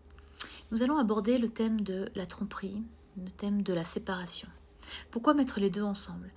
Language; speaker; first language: French; native; French